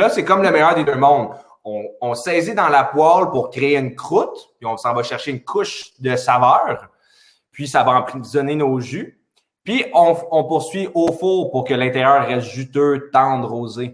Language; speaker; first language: French; native; French